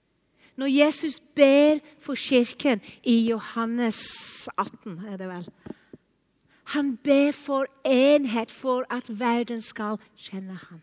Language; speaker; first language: Norwegian; non-native, fluent; English